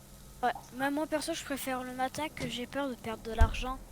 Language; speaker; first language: French; native; French